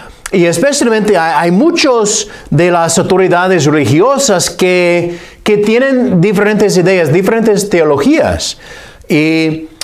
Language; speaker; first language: Spanish; non-native, fluent; English